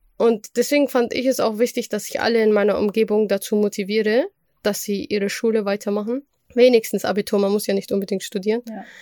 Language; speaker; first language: German; early bilingual, other home language; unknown